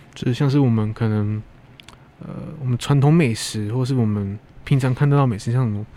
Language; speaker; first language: Chinese; native; Chinese